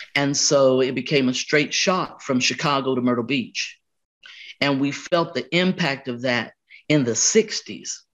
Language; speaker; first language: English; native; English